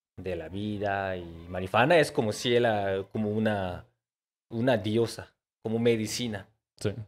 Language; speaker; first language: Spanish; non-native, fluent; Japanese